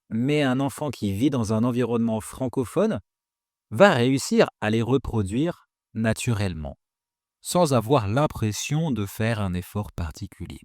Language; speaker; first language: French; native; French